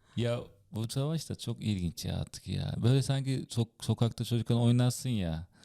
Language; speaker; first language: Turkish; native; Turkish